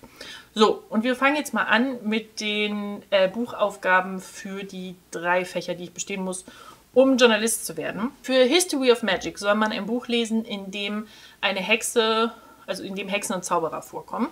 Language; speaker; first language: German; native; German